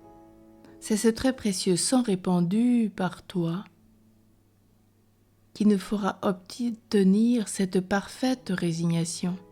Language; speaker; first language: French; native; French